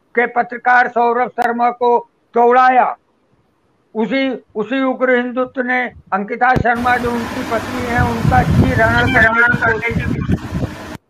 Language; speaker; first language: Hindi; native; Hindi